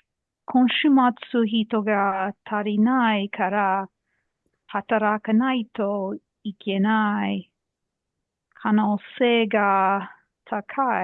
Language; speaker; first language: Japanese; non-native, learner; English